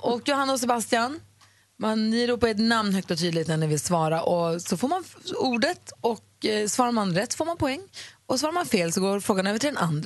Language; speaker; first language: Swedish; native; Swedish